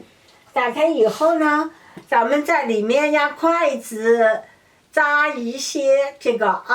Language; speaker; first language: Chinese; native; Chinese